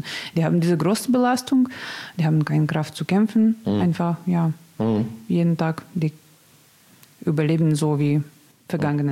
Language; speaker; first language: German; non-native, learner; Russian